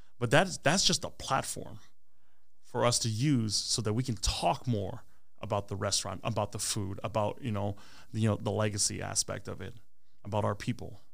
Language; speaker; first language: English; early bilingual, other home language; Hmong